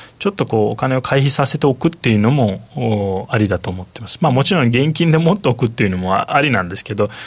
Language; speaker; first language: Japanese; non-native, fluent; Turkish